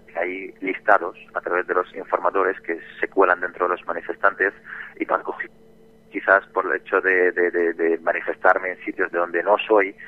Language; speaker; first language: Spanish; non-native, fluent; Arabic